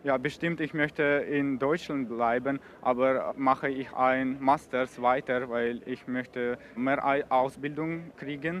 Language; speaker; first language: German; non-native, learner; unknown